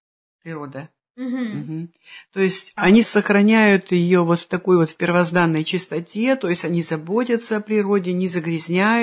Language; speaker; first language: Russian; native; Russian